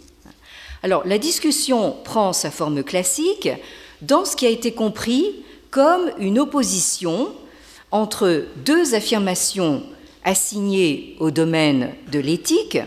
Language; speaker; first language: French; native; French